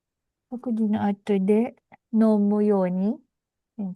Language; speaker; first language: Japanese; non-native, learner; Filipino